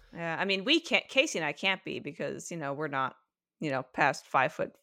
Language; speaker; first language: English; early bilingual, other home language; Italian